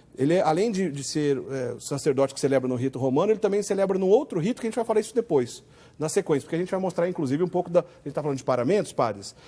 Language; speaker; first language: Portuguese; native; Portuguese